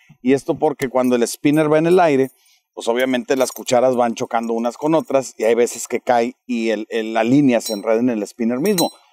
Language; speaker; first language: Spanish; native; Spanish